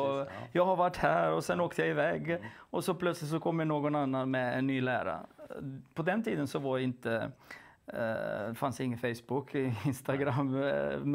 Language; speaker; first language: Swedish; non-native, fluent; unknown